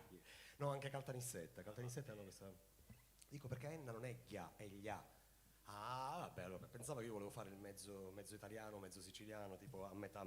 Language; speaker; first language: Italian; native; Italian